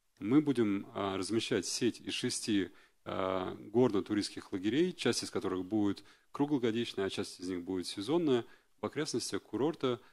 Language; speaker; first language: Russian; native; Russian